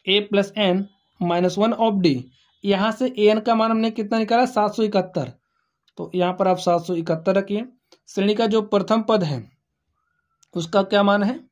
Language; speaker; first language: Hindi; native; Hindi